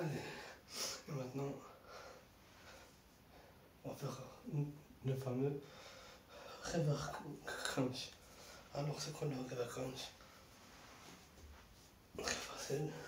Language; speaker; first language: French; non-native, fluent; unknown